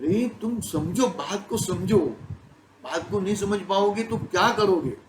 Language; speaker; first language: Hindi; non-native, local second language; Gujarati